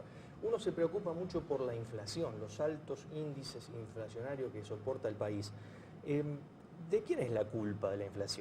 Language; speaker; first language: Spanish; native; Spanish